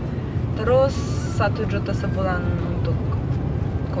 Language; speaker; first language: Indonesian; non-native, fluent; Bulgarian